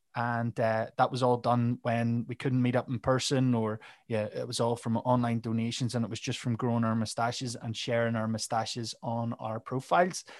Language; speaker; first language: English; native; English